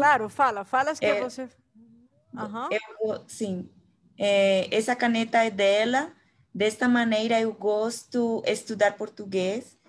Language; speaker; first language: Portuguese; non-native, learner; Spanish